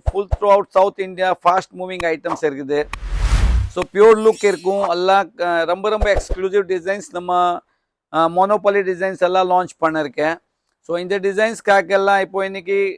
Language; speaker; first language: Tamil; non-native, fluent; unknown